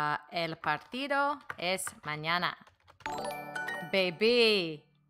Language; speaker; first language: Spanish; non-native, learner; English